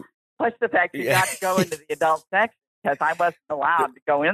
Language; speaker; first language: English; native; English